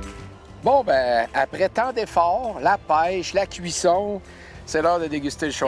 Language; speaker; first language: French; native; French